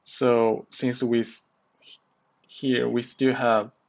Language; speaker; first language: English; non-native, learner; Chinese